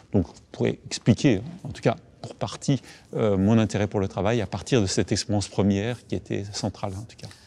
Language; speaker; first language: French; native; French